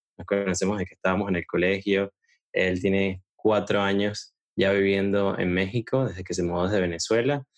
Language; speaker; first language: Spanish; native; Spanish